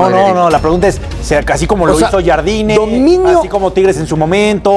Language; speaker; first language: Spanish; native; Spanish